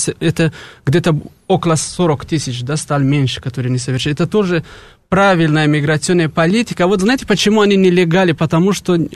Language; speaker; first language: Russian; non-native, local second language; Tajik